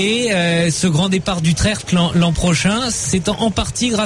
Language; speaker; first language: French; native; French